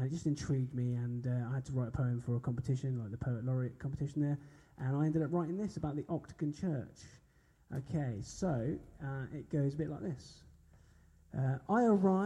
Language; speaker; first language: English; native; English